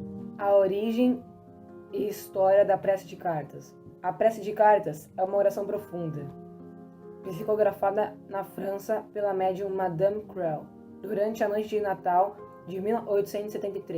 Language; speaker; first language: Portuguese; native; Portuguese